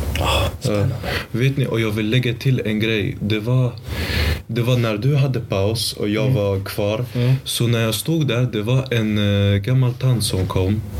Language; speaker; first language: Swedish; early bilingual, other home language; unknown